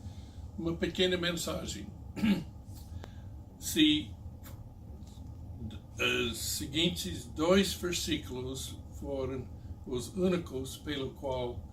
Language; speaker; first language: Portuguese; non-native, fluent; English